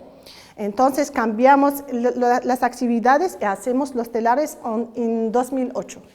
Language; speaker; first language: Spanish; non-native, learner; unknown